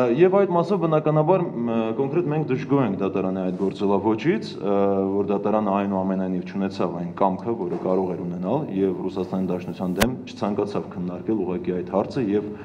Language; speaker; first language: Armenian; native; Armenian